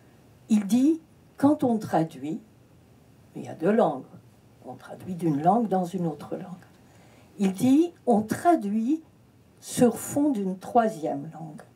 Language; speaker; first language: French; early bilingual, heritage; French